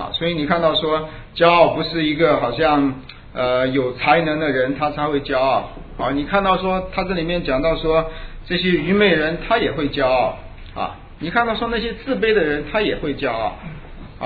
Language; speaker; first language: Chinese; native; Chinese